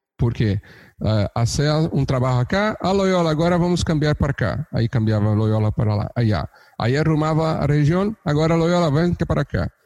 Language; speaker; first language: Portuguese; native; Portuguese